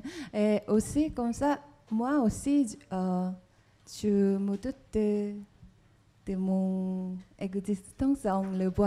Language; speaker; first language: French; non-native, fluent; Korean